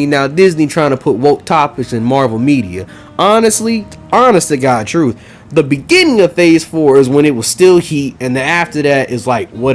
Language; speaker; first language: English; native; English